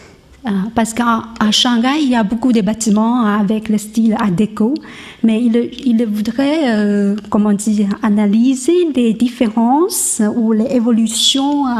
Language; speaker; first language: French; non-native, learner; Chinese